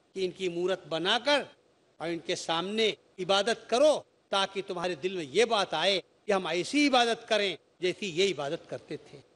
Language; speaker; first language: Urdu; native; Urdu